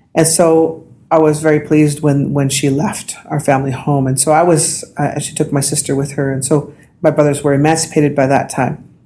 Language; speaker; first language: English; native; English